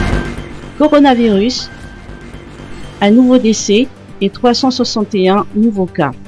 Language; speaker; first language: French; non-native, local second language; Malagasy